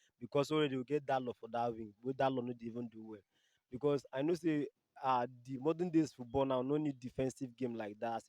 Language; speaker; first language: Nigerian Pidgin; native; Nigerian Pidgin